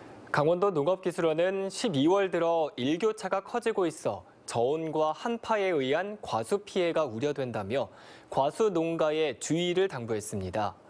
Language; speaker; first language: Korean; native; Korean